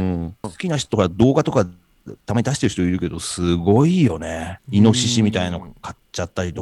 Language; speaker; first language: Japanese; native; Japanese